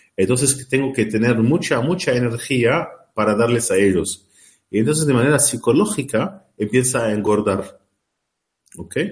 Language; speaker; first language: Spanish; non-native, learner; Arabic